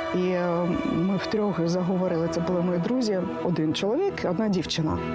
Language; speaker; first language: Ukrainian; native; Ukrainian